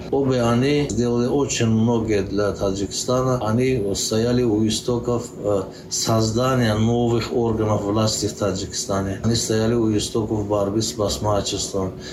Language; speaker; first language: Russian; non-native, local second language; Tajik